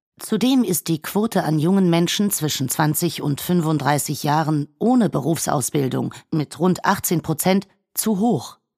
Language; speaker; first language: German; native; German